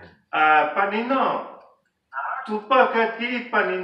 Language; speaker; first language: Spanish; early bilingual, heritage; English